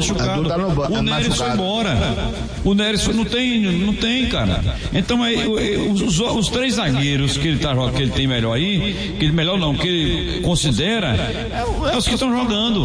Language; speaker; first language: Portuguese; native; Portuguese